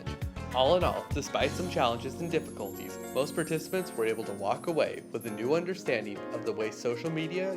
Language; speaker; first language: English; native; English